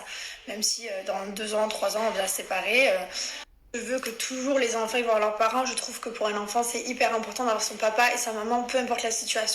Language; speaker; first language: French; native; French